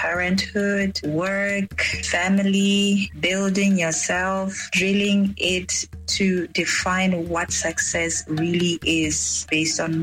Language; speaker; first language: English; non-native, local second language; Tswana